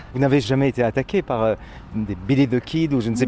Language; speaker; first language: French; native; French